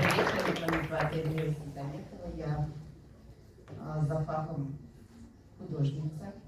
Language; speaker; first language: Ukrainian; non-native, fluent; Russian